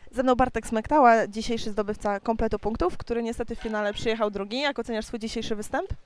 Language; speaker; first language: Polish; native; Polish